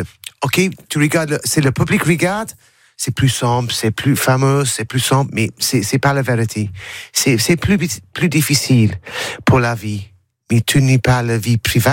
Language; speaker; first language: French; non-native, learner; English